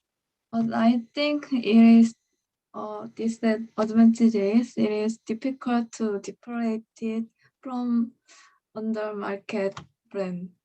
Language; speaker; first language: English; non-native, learner; Korean